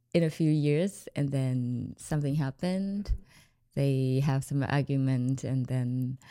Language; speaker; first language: English; non-native, fluent; Vietnamese